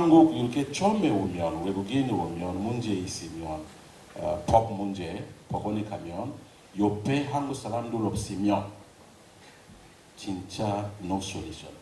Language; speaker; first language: Korean; non-native, learner; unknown